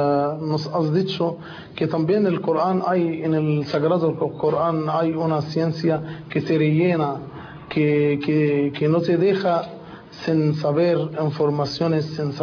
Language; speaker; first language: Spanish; non-native, learner; Arabic